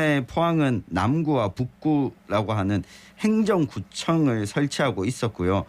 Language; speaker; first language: Korean; native; Korean